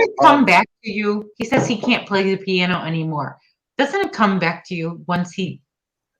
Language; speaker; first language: English; native; English